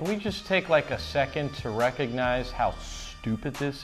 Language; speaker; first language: English; native; English